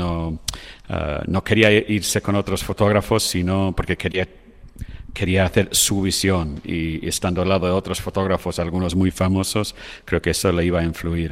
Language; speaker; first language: Spanish; non-native, fluent; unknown